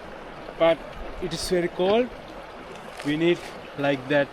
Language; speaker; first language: English; non-native, learner; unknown